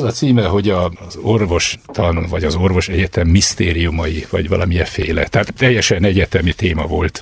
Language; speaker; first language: Hungarian; native; Hungarian